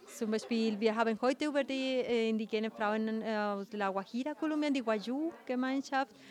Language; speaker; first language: German; non-native, fluent; Spanish